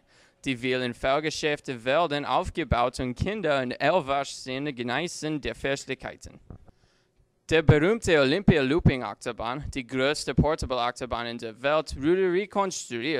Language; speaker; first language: German; non-native, learner; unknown